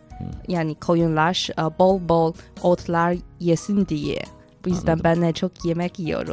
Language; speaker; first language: Turkish; non-native, fluent; Chinese